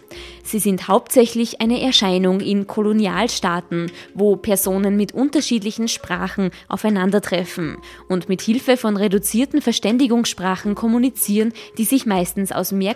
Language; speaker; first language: German; native; German